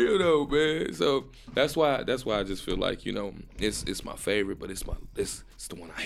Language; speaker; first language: English; native; English